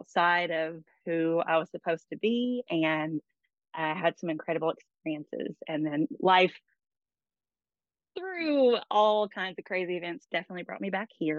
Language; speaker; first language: English; native; English